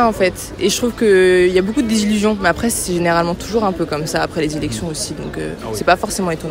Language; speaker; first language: French; native; French